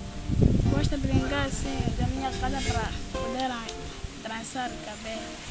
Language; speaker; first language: Portuguese; non-native, local second language; Makhuwa